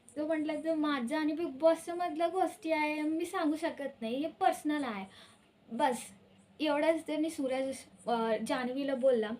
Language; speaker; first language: Marathi; early bilingual, heritage; Marathi